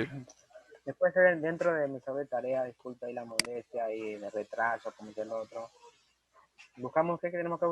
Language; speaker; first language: Spanish; native; Spanish